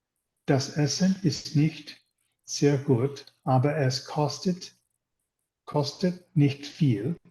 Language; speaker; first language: German; non-native, learner; English